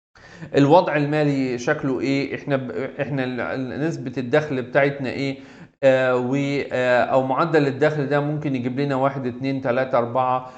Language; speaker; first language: Arabic; native; Arabic